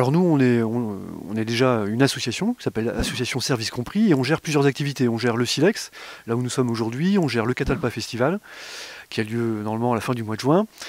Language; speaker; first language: French; native; French